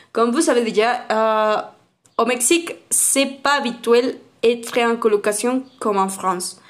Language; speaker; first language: French; non-native, learner; Spanish